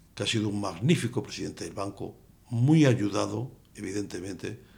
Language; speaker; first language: Spanish; native; Spanish